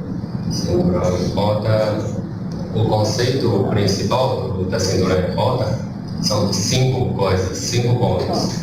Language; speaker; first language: Portuguese; non-native, learner; Chinese